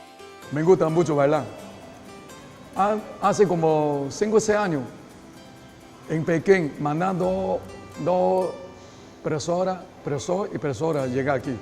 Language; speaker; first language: Spanish; non-native, learner; Chinese